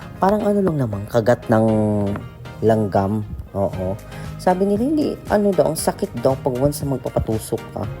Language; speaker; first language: Filipino; non-native, local second language; Cebuano